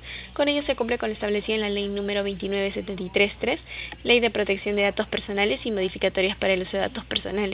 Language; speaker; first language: Spanish; native; Spanish